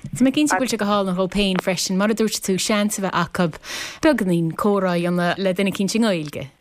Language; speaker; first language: Irish; native; Irish